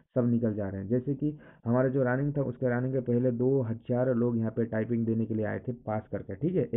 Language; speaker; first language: Hindi; non-native, local second language; Assamese